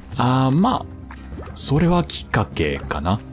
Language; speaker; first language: Japanese; non-native, fluent; English